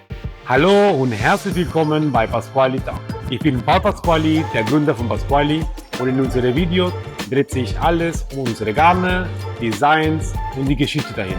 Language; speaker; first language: German; non-native, fluent; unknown